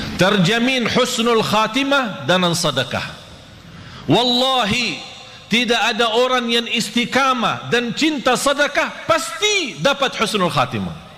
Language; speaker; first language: Malay; non-native, fluent; Arabic